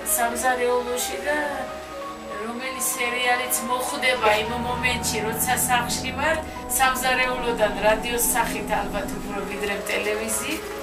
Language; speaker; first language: Georgian; native; Georgian